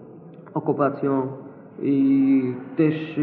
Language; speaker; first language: Polish; non-native, learner; Arabic